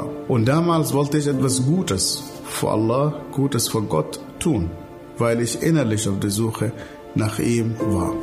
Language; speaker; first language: German; non-native, fluent; Arabic